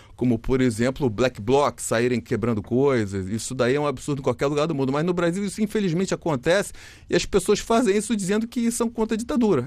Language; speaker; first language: Portuguese; native; Portuguese